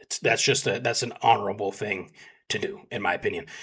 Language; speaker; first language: English; native; English